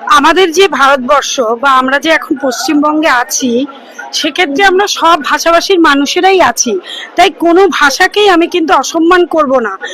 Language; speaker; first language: Bangla; native; Bangla